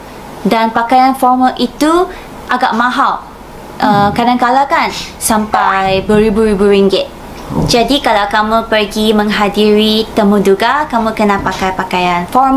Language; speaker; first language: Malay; non-native, fluent; Japanese